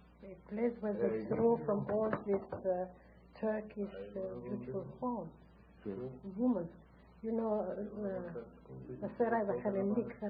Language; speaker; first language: English; non-native, learner; Ladino